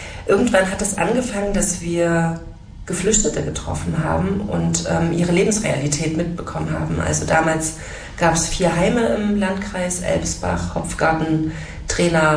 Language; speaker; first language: German; native; German